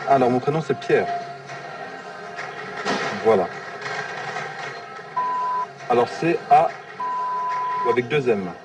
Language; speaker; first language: French; native; French